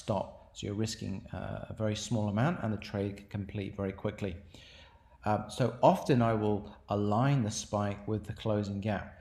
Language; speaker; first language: English; native; English